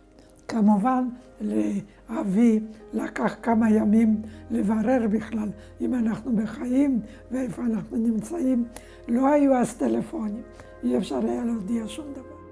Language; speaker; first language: Hebrew; non-native, fluent; Polish